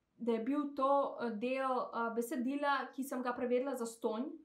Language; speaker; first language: Slovenian; non-native, fluent; Macedonian